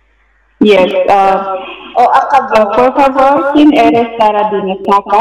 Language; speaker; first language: Spanish; non-native, learner; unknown